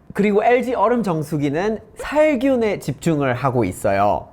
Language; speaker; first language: Korean; non-native, fluent; English